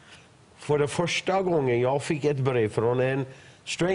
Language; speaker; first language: Swedish; non-native, fluent; Persian